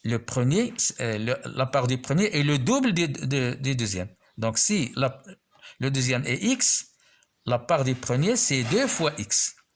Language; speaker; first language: French; non-native, local second language; Arabic